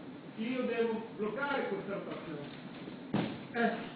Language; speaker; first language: Italian; non-native, learner; Romanian